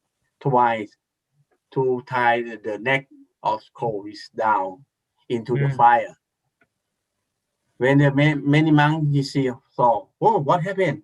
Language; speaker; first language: English; non-native, learner; Thai